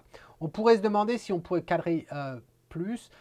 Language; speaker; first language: French; native; French